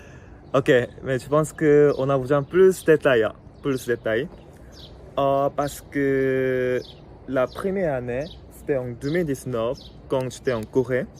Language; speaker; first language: French; non-native, fluent; Korean